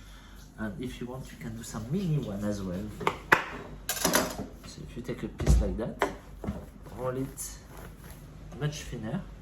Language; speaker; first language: English; non-native, fluent; French